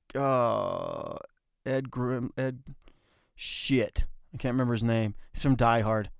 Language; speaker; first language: English; native; English